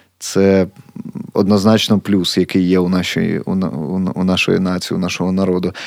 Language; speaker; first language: Ukrainian; native; Ukrainian